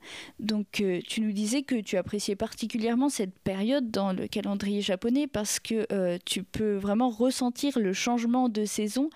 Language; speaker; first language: French; native; French